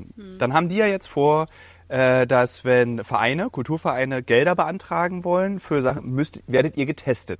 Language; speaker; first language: German; native; German